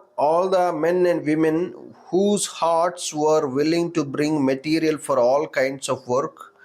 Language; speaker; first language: English; non-native, local second language; Telugu